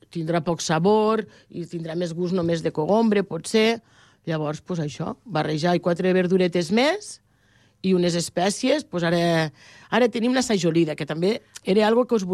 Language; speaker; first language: Catalan; native; Catalan